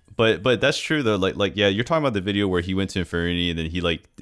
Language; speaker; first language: English; early bilingual, other home language; Lao